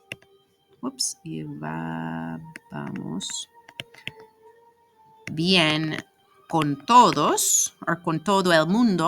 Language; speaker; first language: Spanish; non-native, fluent; English